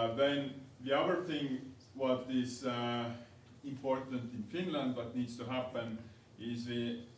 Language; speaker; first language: English; non-native, fluent; Estonian